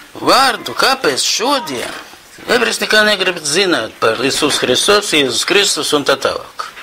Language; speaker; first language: Latvian; non-native, local second language; Russian